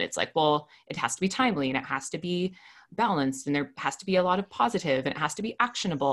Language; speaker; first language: English; native; English